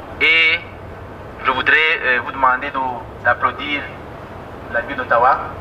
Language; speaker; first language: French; non-native, local second language; Kinyarwanda